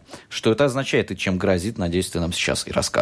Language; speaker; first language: Russian; native; Russian